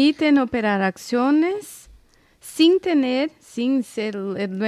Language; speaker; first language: Spanish; non-native, learner; Portuguese